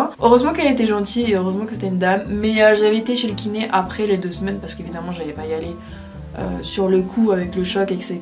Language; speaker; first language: French; native; French